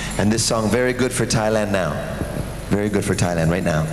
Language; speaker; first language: English; non-native, fluent; Thai